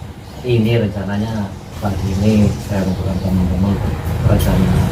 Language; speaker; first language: Indonesian; native; Indonesian